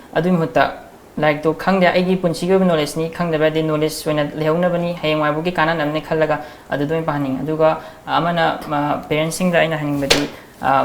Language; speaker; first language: Manipuri; native; Manipuri